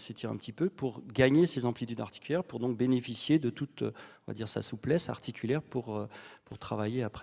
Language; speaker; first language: French; native; French